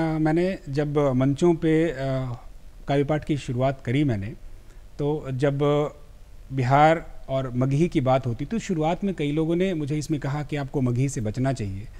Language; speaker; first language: Hindi; native; Hindi